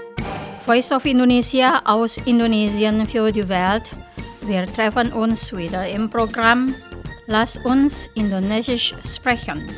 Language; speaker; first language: German; non-native, fluent; Indonesian